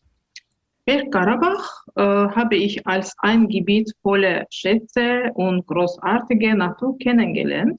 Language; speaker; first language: German; non-native, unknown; Azerbaijani